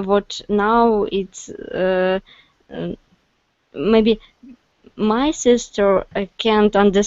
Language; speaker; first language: English; non-native, learner; Russian